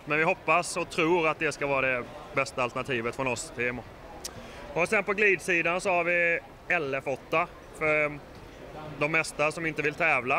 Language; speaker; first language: Swedish; native; Swedish